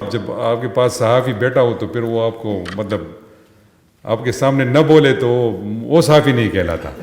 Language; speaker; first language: Urdu; non-native, local second language; Pashto